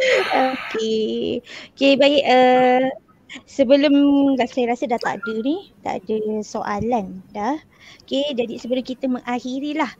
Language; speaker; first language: Malay; native; Malay